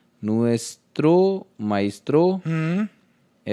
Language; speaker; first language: Spanish; non-native, learner; Hindi